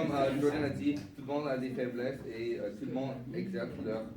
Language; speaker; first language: French; non-native, local second language; English